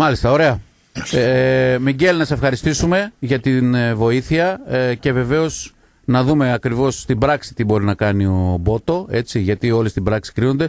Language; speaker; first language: Greek; native; Greek